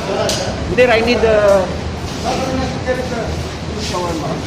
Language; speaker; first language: English; non-native, local second language; Filipino